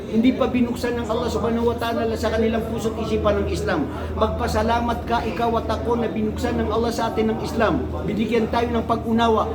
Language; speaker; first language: Filipino; non-native, local second language; Maranao